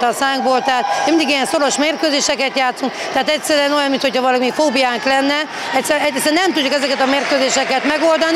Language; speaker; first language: Hungarian; native; Hungarian